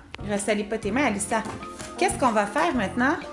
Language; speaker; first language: French; native; French